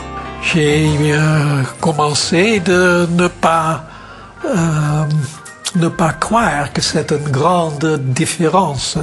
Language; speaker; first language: French; non-native, learner; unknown